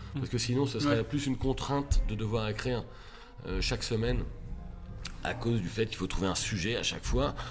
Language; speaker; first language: French; native; French